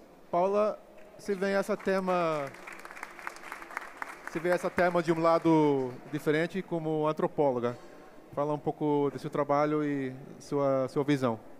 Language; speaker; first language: Portuguese; non-native, fluent; English